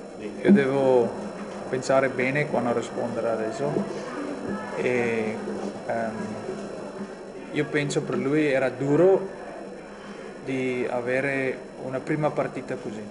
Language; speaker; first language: Italian; non-native, learner; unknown